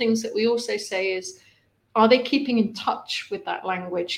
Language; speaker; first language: English; native; English